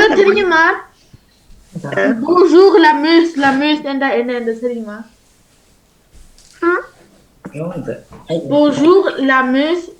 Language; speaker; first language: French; non-native, learner; Tamil